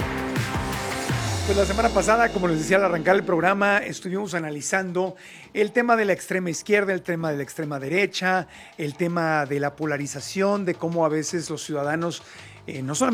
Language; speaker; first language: Spanish; native; Spanish